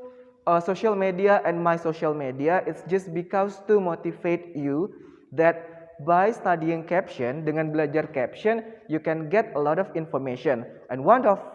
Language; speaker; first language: English; non-native, fluent; Indonesian